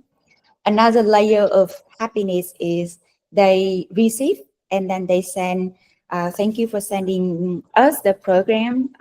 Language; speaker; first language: English; non-native, fluent; Vietnamese